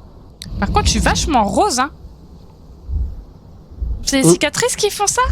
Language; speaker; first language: French; native; French